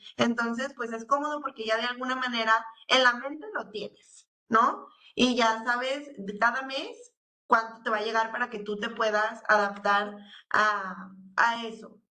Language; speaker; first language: Spanish; native; Spanish